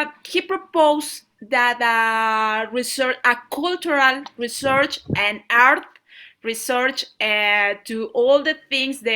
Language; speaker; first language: English; non-native, learner; Spanish